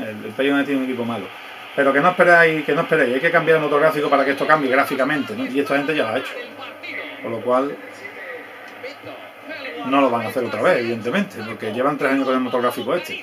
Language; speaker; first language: Spanish; native; Spanish